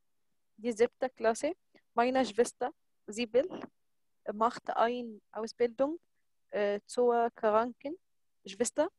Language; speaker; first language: German; non-native, learner; Arabic